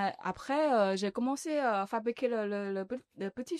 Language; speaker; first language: French; non-native, learner; Chinese